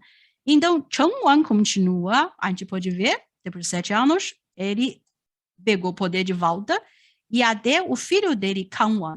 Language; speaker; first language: Portuguese; non-native, fluent; Chinese